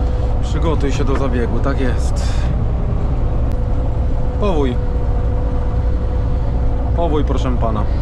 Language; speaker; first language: Polish; native; Polish